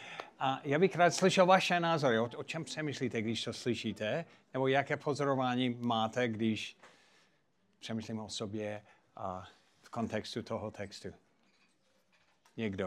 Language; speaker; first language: Czech; non-native, fluent; English